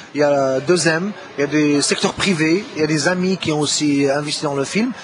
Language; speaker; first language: French; non-native, local second language; Arabic